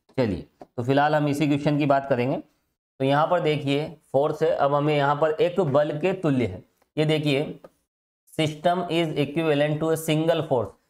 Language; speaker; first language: Hindi; native; Hindi